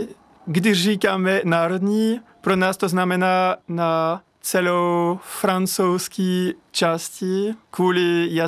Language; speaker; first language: Czech; non-native, fluent; French